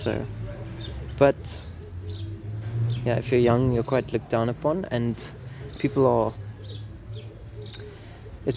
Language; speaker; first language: English; non-native, local second language; Afrikaans